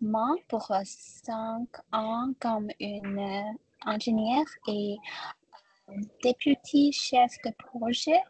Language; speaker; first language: French; non-native, learner; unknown